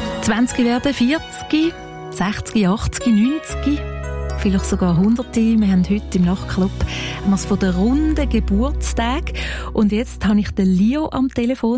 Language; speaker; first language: German; native; German